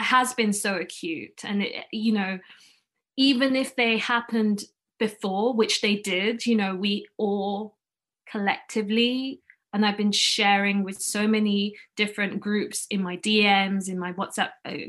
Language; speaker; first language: English; non-native, local second language; Cantonese